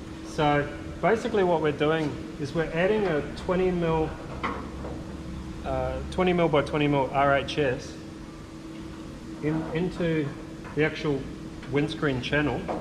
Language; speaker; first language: English; native; English